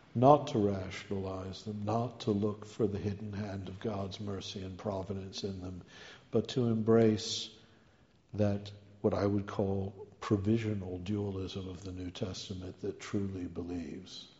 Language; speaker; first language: English; native; English